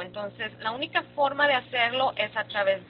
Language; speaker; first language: Spanish; native; Spanish